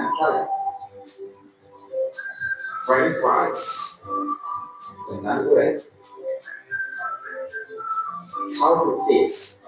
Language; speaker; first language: English; non-native, fluent; Indonesian